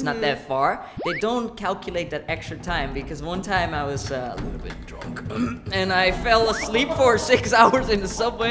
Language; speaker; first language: English; non-native, fluent; Dutch